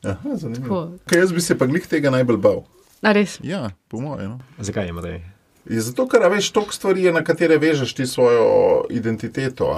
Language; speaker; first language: Slovenian; early bilingual, heritage; Slovenian